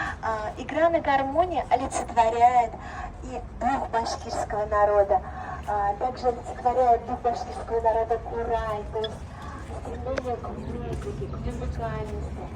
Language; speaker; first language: Russian; native; Russian